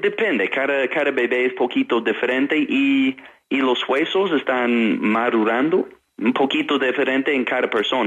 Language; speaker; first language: Spanish; non-native, fluent; English